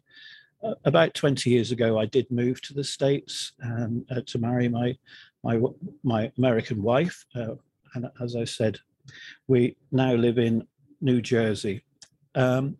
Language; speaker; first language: English; native; English